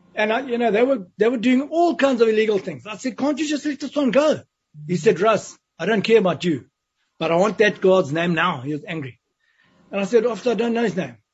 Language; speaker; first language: English; native; English